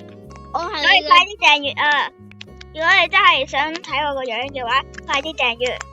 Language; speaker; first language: Chinese; early bilingual, heritage; Cantonese